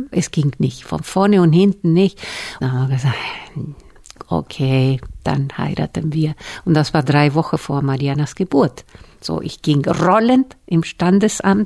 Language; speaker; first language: German; non-native, fluent; Spanish